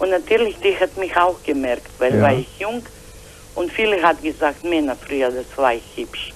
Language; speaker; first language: German; non-native, learner; Croatian